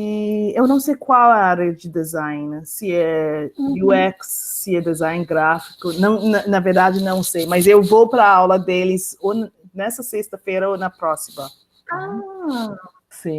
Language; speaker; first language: Portuguese; non-native, fluent; English